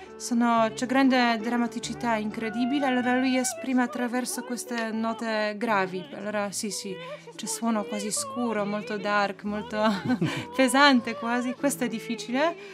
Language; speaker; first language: Italian; non-native, fluent; Polish